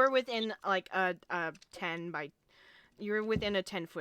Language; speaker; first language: English; native; English